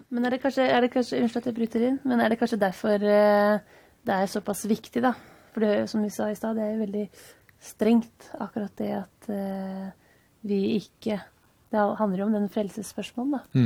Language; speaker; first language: Norwegian; native; Norwegian